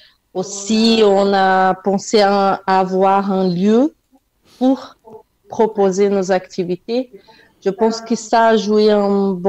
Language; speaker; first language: French; non-native, fluent; Portuguese